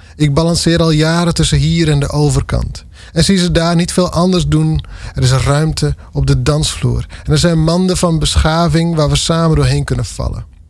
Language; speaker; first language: Dutch; non-native, local second language; Western Frisian